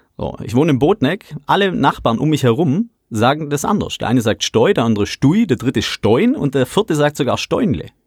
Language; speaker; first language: German; native; German